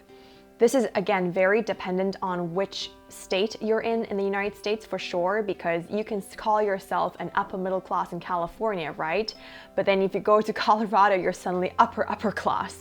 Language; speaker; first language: English; early bilingual, other home language; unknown